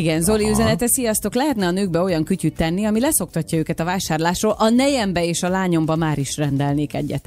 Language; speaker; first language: Hungarian; native; Hungarian